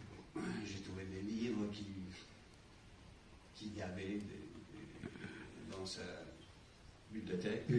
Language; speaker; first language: French; non-native, fluent; English